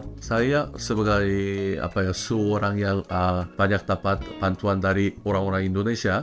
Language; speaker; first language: Indonesian; non-native, fluent; Korean